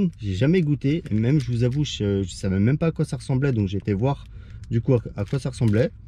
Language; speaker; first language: French; native; French